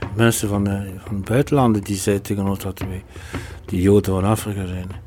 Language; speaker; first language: Dutch; non-native, fluent; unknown